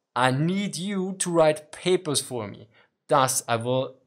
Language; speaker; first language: English; non-native, fluent; German